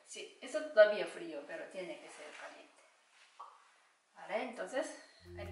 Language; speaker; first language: Spanish; non-native, learner; Japanese